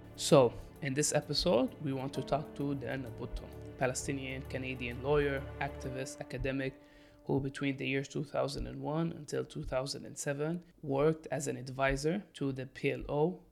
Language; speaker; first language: English; non-native, fluent; Arabic